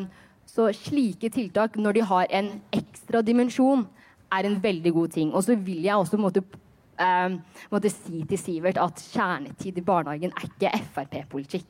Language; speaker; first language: Norwegian; early bilingual, other home language; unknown